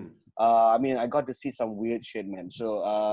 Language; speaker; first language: English; non-native, local second language; Tamil